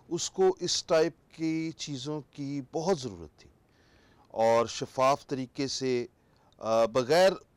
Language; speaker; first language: Urdu; non-native, local second language; Punjabi